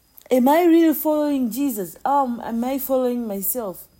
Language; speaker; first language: English; non-native, local second language; Swahili